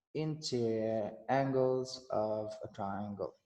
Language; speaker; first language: English; non-native, local second language; Afrikaans